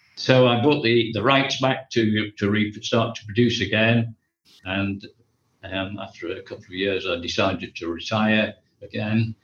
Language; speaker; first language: English; native; English